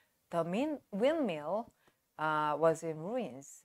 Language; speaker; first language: English; non-native, fluent; Korean